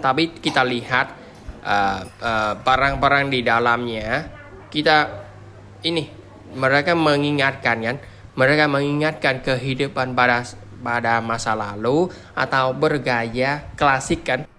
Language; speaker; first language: Indonesian; non-native, learner; Vietnamese